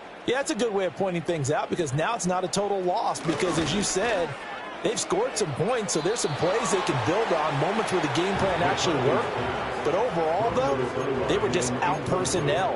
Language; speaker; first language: English; native; English